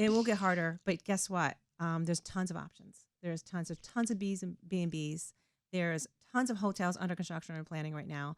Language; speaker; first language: English; native; English